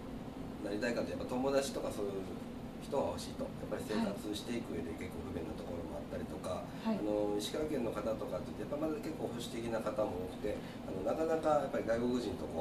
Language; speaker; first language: Japanese; native; Japanese